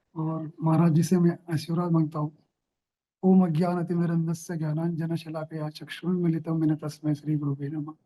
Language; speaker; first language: Hindi; non-native, local second language; Marathi